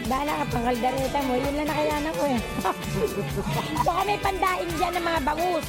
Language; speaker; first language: Filipino; native; Filipino